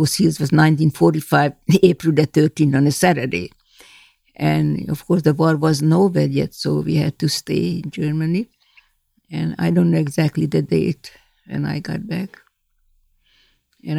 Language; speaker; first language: English; non-native, fluent; Hungarian